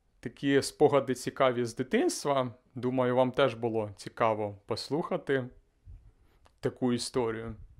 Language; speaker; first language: Ukrainian; native; Ukrainian